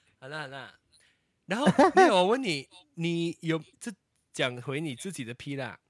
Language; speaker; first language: Chinese; native; Chinese